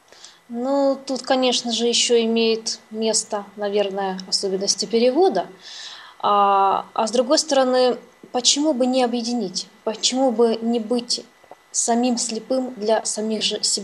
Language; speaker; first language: Russian; native; Russian